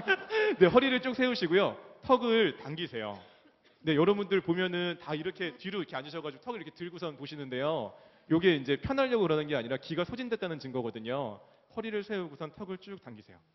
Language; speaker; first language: Korean; native; Korean